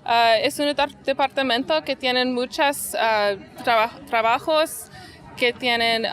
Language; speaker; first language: Spanish; early bilingual, heritage; Spanish